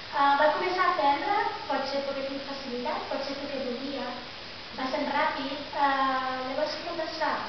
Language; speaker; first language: Catalan; non-native, fluent; Portuguese